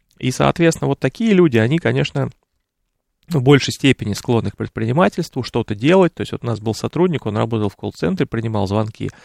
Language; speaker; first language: Russian; native; Russian